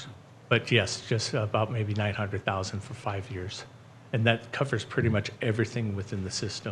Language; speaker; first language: English; native; English